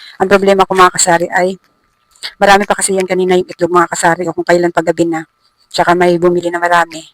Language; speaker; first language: Filipino; non-native, local second language; Cebuano